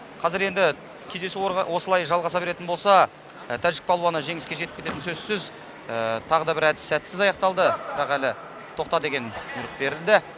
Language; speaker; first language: Kazakh; native; Kazakh